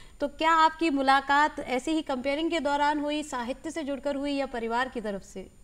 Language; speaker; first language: Hindi; native; Hindi